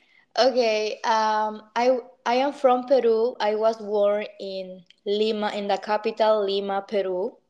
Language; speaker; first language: English; non-native, learner; Spanish